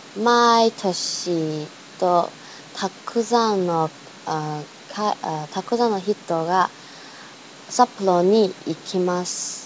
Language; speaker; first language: Japanese; non-native, learner; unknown